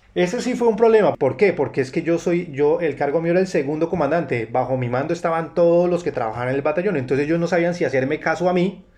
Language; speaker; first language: Spanish; native; Spanish